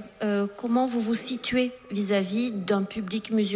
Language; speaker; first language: French; native; French